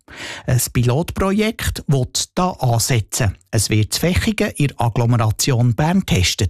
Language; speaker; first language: German; native; German